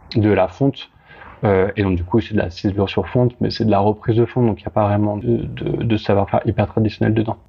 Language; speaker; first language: French; native; French